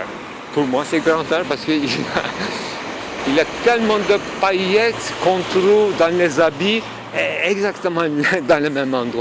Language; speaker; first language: French; non-native, fluent; Turkish